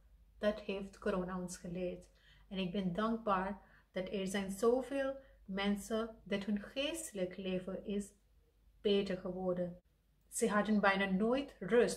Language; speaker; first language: Dutch; non-native, fluent; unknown